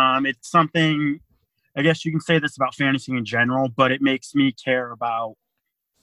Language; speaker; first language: English; native; English